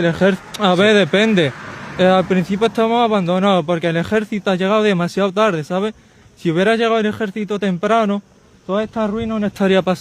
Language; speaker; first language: Spanish; native; Spanish